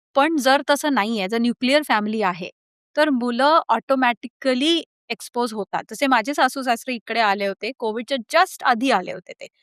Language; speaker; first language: Marathi; early bilingual, heritage; Marathi